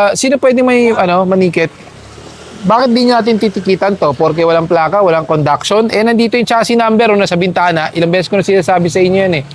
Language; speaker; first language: Filipino; native; Filipino